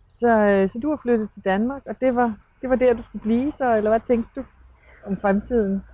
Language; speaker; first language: Danish; native; Danish